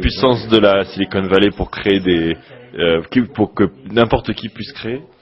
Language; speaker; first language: French; native; French